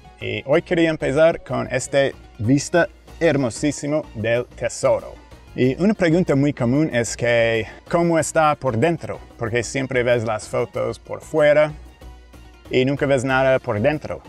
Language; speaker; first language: Spanish; non-native, fluent; English